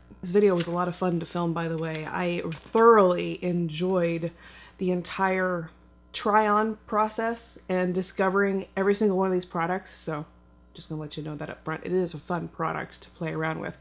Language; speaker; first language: English; native; English